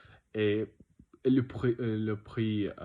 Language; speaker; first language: French; non-native, learner; Russian